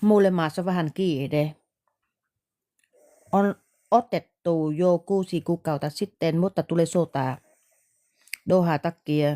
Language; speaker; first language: Finnish; non-native, learner; Vietnamese